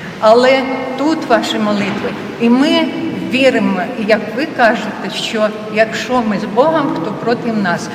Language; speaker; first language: Ukrainian; non-native, local second language; Russian